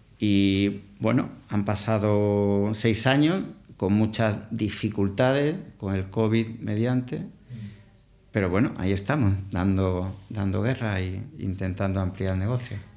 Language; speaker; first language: Spanish; native; Spanish